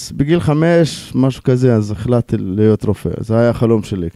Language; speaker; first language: Hebrew; non-native, local second language; Arabic